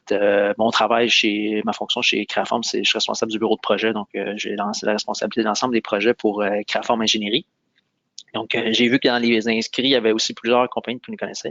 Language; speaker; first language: French; native; French